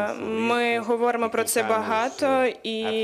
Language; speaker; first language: Ukrainian; non-native, fluent; Portuguese